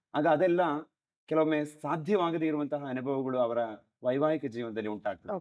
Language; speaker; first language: Kannada; non-native, local second language; Malayalam